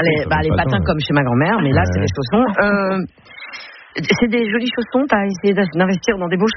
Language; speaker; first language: French; native; French